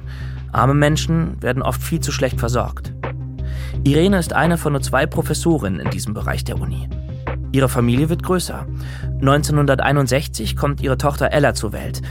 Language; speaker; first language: German; native; German